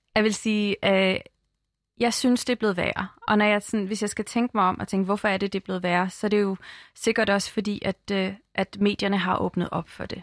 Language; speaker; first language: Danish; early bilingual, other home language; Arabic